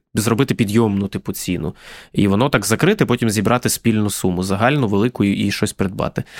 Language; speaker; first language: Ukrainian; native; Ukrainian